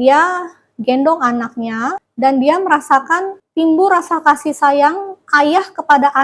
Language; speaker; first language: Indonesian; native; Indonesian